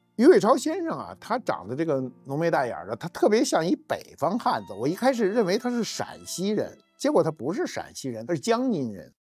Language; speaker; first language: Chinese; native; Chinese